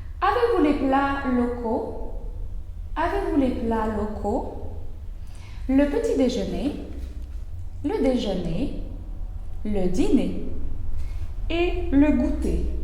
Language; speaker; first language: French; non-native, fluent; Ukrainian